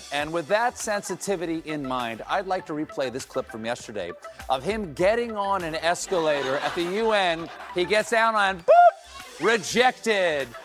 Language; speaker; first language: English; native; English